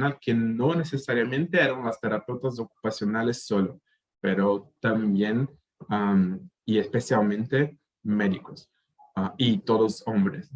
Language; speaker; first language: Spanish; native; Spanish